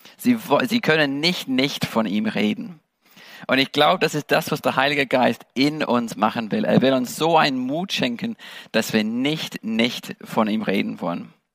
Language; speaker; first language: German; non-native, fluent; English